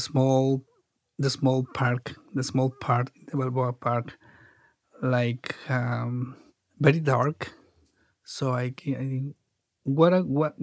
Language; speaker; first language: English; non-native, learner; Spanish